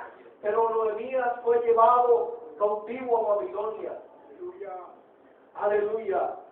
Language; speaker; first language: Spanish; native; Spanish